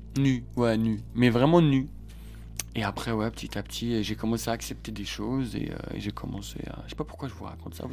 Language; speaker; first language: French; non-native, local second language; Arabic